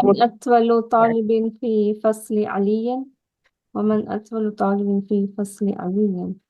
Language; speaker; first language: Arabic; non-native, learner; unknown